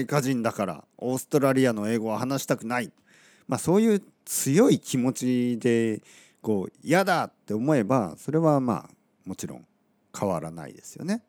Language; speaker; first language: Japanese; native; Japanese